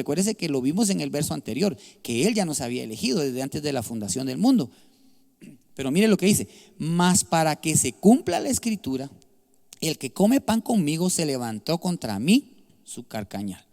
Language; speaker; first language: Spanish; native; Spanish